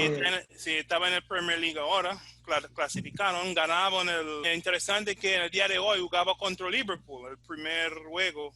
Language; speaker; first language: Spanish; non-native, fluent; English